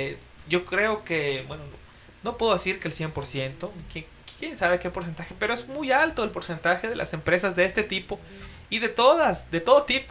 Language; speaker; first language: Spanish; native; Spanish